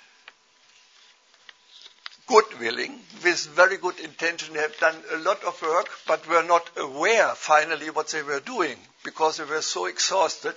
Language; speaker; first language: English; non-native, fluent; German